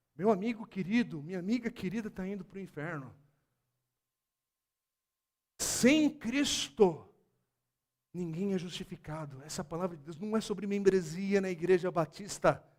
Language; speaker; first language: Portuguese; native; Portuguese